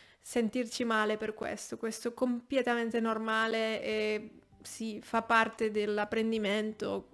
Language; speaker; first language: Italian; non-native, fluent; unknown